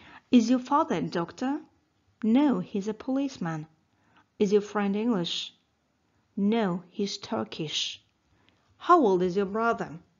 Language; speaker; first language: English; non-native, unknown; Azerbaijani